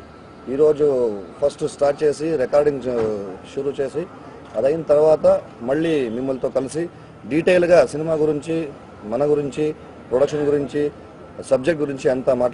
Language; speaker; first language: Telugu; non-native, fluent; Kannada